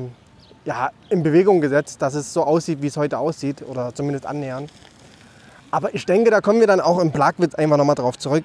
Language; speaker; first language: German; native; German